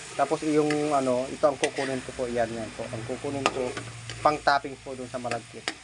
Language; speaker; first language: Filipino; non-native, local second language; Pangasinan